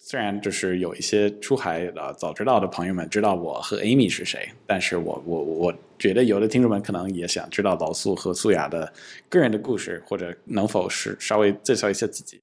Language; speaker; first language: Chinese; non-native, fluent; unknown